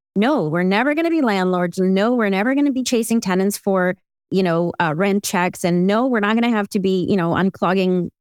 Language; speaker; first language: English; early bilingual, other home language; Ukrainian